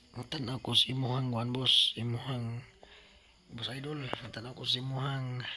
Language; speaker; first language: Filipino; non-native, local second language; Cebuano